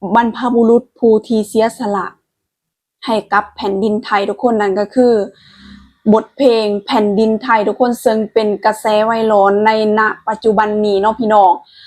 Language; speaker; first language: Thai; native; Thai